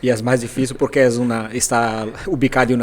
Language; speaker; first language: Spanish; non-native, fluent; Portuguese